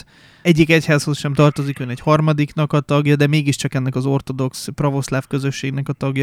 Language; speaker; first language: Hungarian; native; Hungarian